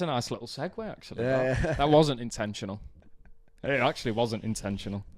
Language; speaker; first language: English; native; English